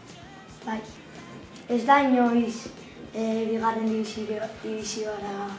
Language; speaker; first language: Basque; non-native, local second language; Spanish